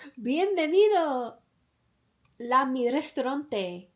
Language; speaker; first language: Spanish; non-native, learner; English